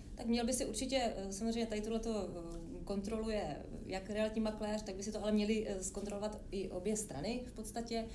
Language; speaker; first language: Czech; native; Czech